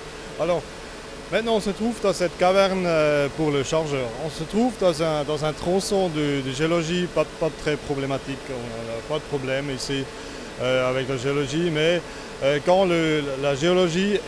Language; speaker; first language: French; non-native, local second language; Italian